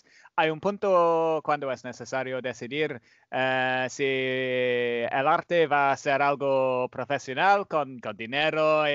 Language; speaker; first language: Spanish; non-native, fluent; English